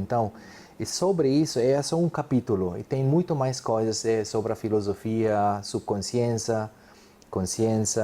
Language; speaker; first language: Portuguese; non-native, fluent; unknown